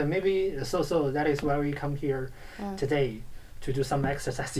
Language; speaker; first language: English; non-native, learner; Chinese